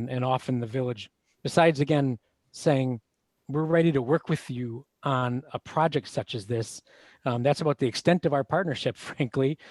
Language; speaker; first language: English; native; English